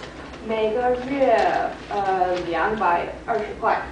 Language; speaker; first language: Chinese; non-native, learner; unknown